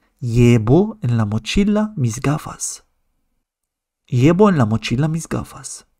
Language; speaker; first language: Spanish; non-native, fluent; Arabic